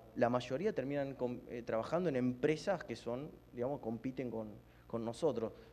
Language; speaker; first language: Spanish; native; Spanish